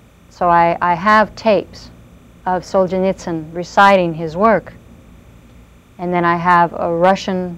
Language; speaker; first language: English; native; English